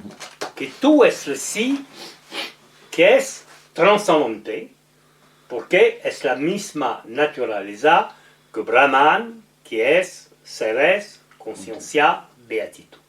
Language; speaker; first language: Spanish; non-native, learner; French